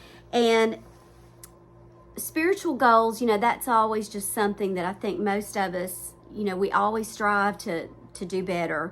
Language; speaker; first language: English; native; English